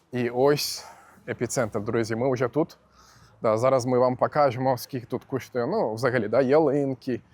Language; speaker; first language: Ukrainian; non-native, fluent; Turkish